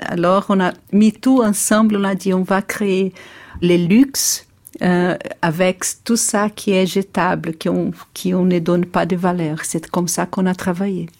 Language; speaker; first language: French; non-native, fluent; Portuguese